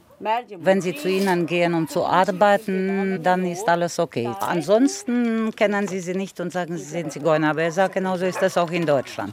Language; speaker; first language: German; non-native, fluent; Romanian